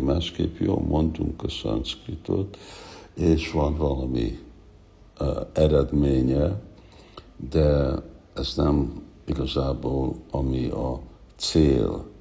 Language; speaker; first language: Hungarian; non-native, learner; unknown